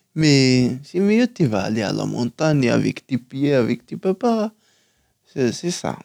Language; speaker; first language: French; non-native, local second language; Kabyle